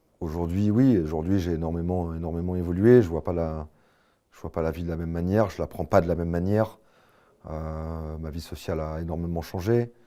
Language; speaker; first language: French; native; French